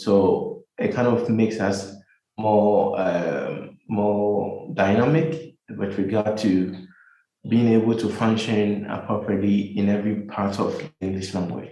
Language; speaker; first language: English; non-native, local second language; Akan